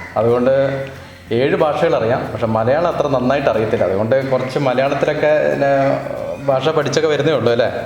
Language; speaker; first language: Malayalam; native; Malayalam